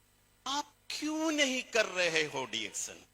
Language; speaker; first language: Hindi; non-native, local second language; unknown